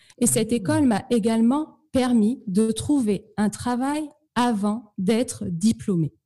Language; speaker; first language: French; native; French